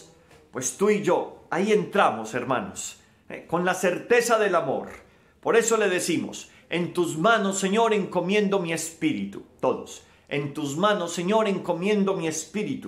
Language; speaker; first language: Spanish; native; Spanish